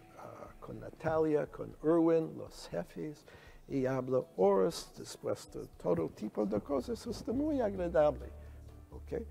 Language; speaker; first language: Spanish; non-native, learner; English